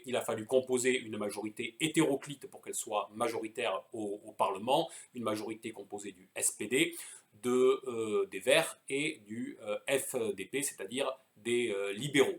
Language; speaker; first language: French; native; French